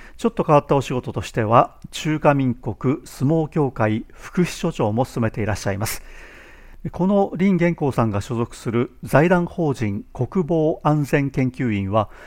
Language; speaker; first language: Japanese; native; Japanese